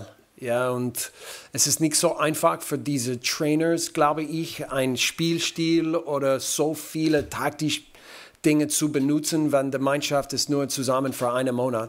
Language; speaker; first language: German; non-native, fluent; English